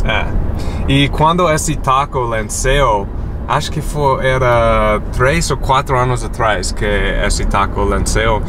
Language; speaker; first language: Portuguese; non-native, fluent; English